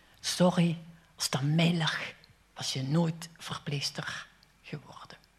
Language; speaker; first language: Dutch; non-native, fluent; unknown